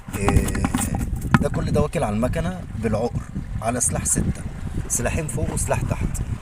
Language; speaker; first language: Egyptian Arabic; native; Egyptian Arabic